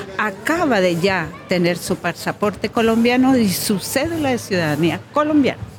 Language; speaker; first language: Spanish; native; Spanish